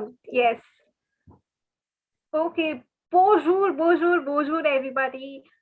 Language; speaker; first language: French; non-native, fluent; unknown